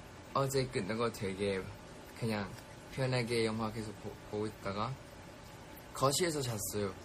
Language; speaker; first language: Korean; non-native, fluent; Thai